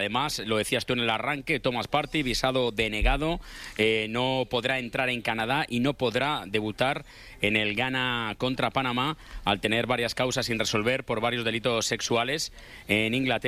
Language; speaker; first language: Spanish; native; Spanish